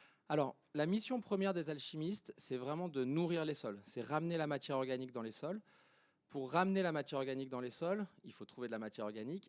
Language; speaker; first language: French; native; French